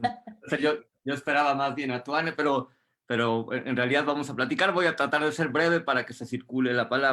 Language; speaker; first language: Spanish; native; Spanish